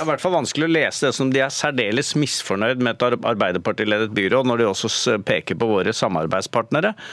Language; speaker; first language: Norwegian; native; Norwegian